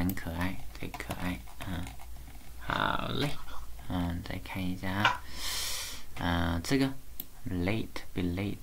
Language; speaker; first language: Chinese; native; Chinese